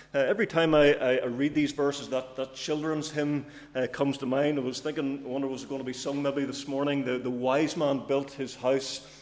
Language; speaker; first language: English; native; English